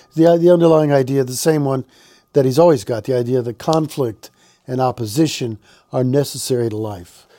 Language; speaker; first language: English; native; English